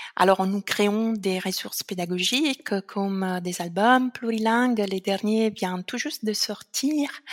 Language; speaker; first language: French; non-native, fluent; Italian